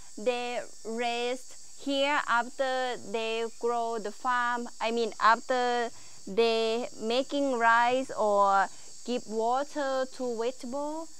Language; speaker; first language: English; non-native, learner; Thai